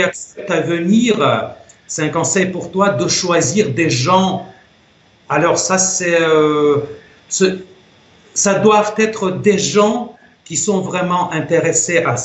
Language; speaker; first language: French; non-native, fluent; Russian